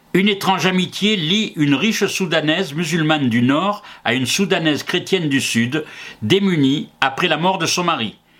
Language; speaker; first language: French; native; French